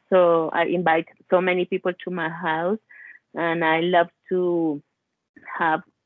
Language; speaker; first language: English; non-native, learner; Spanish